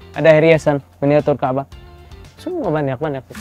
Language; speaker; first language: Indonesian; non-native, learner; Arabic